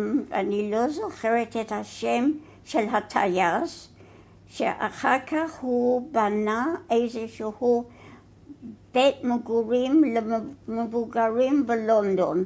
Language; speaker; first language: Hebrew; non-native, fluent; English